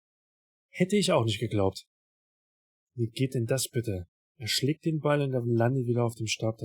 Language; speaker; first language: German; native; German